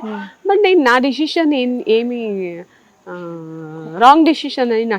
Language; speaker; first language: Telugu; non-native, fluent; Tamil